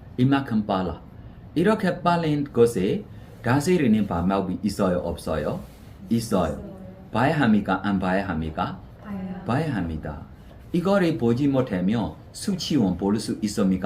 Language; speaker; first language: Korean; non-native, fluent; Burmese